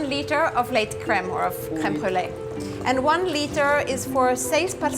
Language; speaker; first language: English; non-native, fluent; Norwegian